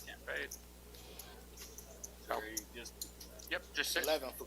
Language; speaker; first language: English; native; English